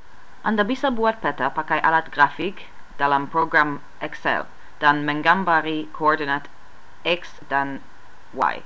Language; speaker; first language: Indonesian; non-native, fluent; English